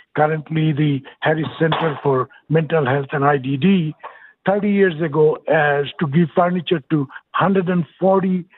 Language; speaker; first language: English; non-native, fluent; Bangla